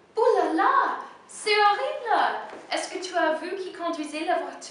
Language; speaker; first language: French; non-native, learner; English